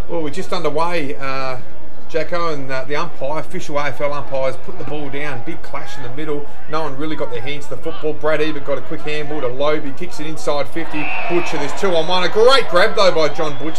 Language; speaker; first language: English; native; English